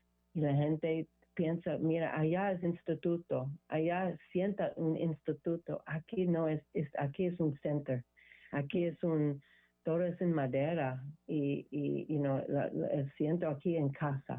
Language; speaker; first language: Spanish; non-native, learner; English